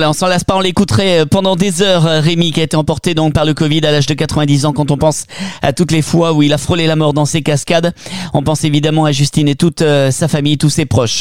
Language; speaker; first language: French; native; French